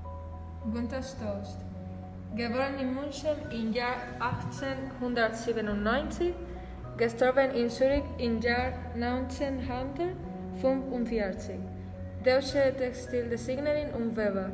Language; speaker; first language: German; non-native, learner; Spanish